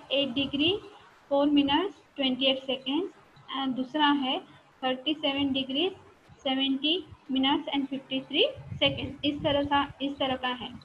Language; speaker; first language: Hindi; non-native, local second language; Marathi